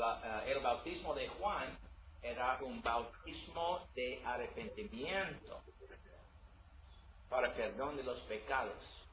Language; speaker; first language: Spanish; non-native, learner; English